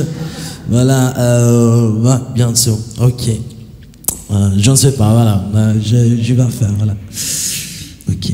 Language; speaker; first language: French; non-native, learner; Italian